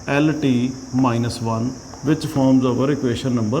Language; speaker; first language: English; non-native, local second language; Punjabi